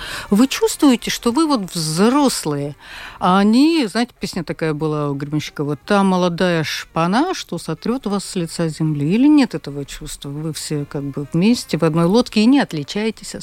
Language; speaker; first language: Russian; native; Russian